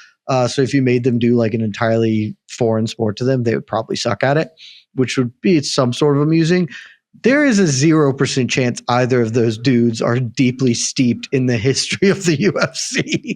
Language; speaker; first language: English; native; English